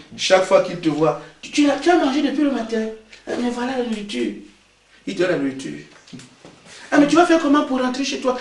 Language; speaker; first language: French; non-native, local second language; Basaa